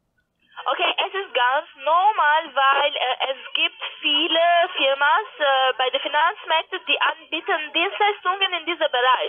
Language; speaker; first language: German; non-native, learner; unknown